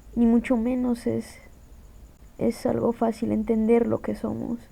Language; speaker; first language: Spanish; early bilingual, heritage; Spanish